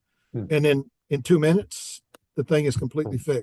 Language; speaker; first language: English; native; English